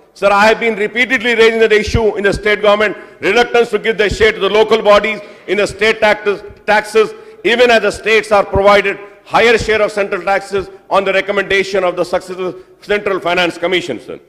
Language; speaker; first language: English; non-native, local second language; Urdu